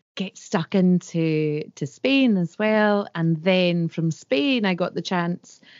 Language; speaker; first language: English; native; English